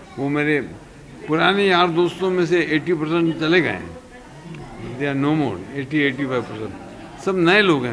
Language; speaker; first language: Hindi; native; Hindi